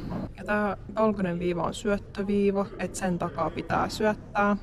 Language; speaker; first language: Finnish; native; Finnish